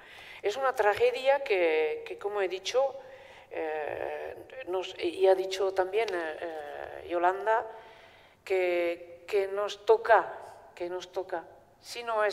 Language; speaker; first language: Spanish; non-native, fluent; Basque